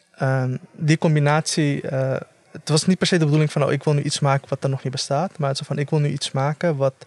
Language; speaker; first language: Dutch; native; Dutch